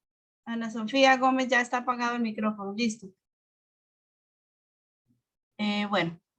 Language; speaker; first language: Spanish; native; Spanish